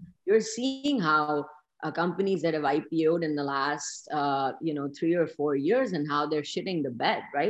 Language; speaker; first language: English; non-native, local second language; Urdu